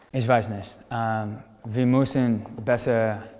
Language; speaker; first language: German; non-native, learner; English